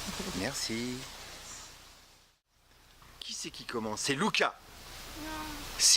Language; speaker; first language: French; native; French